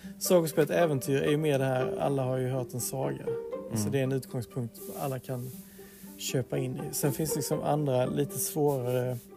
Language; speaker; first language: Swedish; native; Swedish